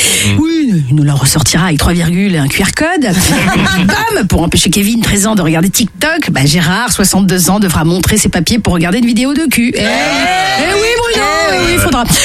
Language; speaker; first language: French; native; French